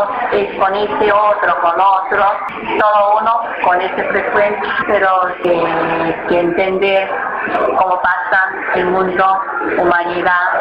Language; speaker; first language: Spanish; non-native, learner; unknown